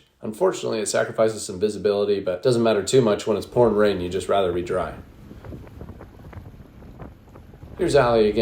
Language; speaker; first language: English; native; English